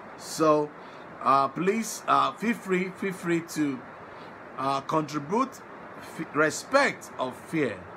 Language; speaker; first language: English; non-native, local second language; Yoruba